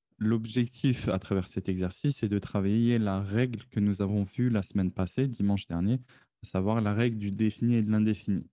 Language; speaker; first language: French; native; French